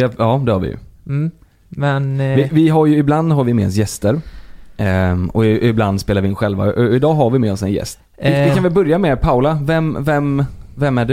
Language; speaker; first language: Swedish; native; Swedish